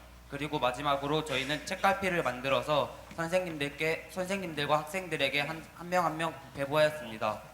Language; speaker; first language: Korean; native; Korean